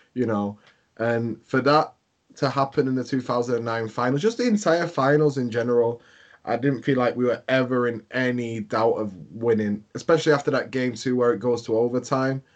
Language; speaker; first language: English; native; English